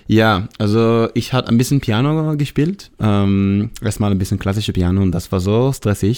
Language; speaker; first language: German; non-native, fluent; Hebrew